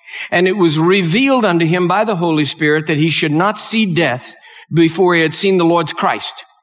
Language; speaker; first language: English; native; English